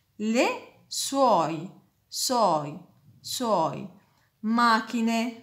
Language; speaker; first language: Italian; non-native, fluent; Arabic